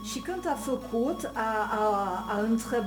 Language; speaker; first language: Romanian; non-native, learner; French